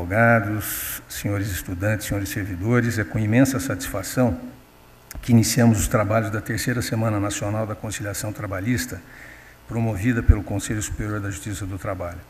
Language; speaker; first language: Portuguese; native; Portuguese